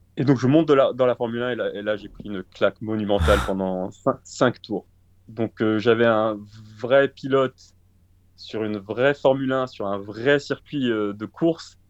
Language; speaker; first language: French; early bilingual, other home language; Portuguese